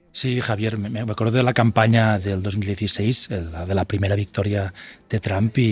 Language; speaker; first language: Spanish; native; Spanish